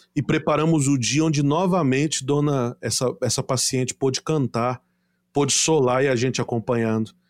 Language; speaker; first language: Portuguese; native; Portuguese